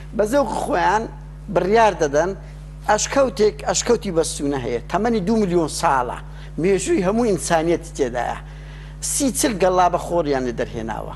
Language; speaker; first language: Central Kurdish; native; Central Kurdish